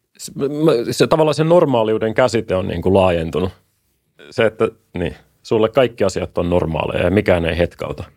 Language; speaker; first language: Finnish; native; Finnish